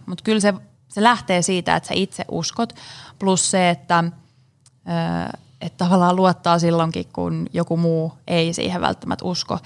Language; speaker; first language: Finnish; native; Finnish